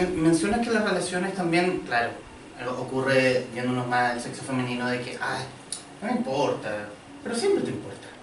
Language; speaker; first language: Spanish; native; Spanish